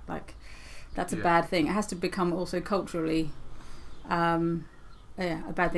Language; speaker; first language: English; native; English